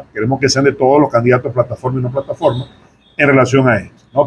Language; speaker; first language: Spanish; native; Spanish